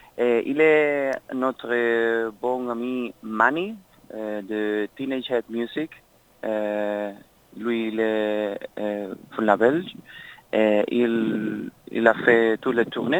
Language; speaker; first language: French; non-native, learner; Spanish